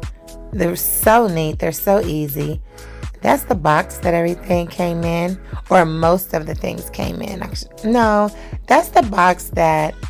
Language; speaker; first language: English; native; English